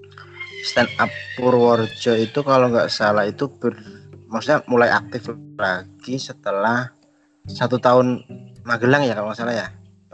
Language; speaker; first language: Indonesian; native; Indonesian